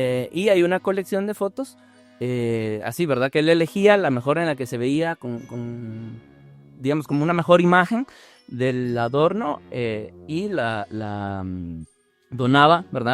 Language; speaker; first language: Spanish; native; Spanish